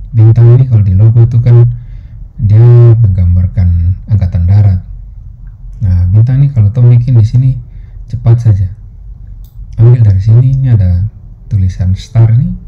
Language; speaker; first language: Indonesian; native; Indonesian